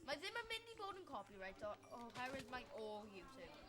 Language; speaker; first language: Welsh; non-native, local second language; English